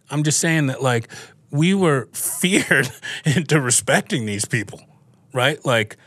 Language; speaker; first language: English; native; English